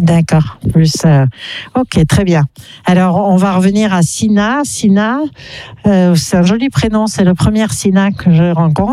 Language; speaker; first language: French; native; French